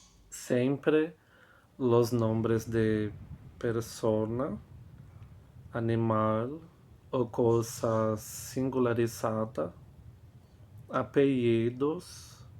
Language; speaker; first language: Spanish; non-native, fluent; Portuguese